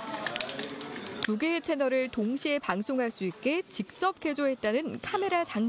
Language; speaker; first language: Korean; native; Korean